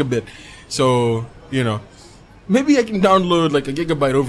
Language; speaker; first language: English; non-native, local second language; Cebuano